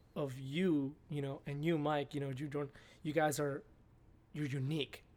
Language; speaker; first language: English; early bilingual, other home language; Spanish